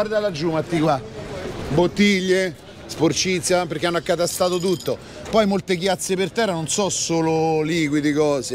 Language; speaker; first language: Italian; native; Italian